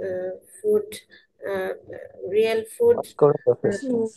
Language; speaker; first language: English; non-native, learner; Bangla